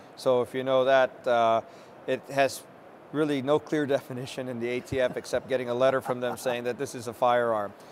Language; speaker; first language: English; non-native, local second language; Filipino